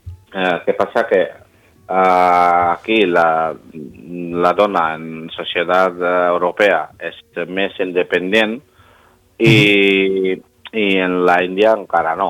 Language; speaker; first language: Catalan; non-native, learner; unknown